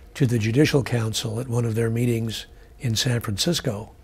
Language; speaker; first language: English; native; English